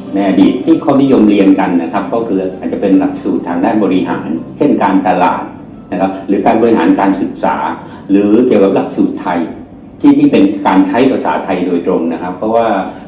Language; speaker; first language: Thai; native; Thai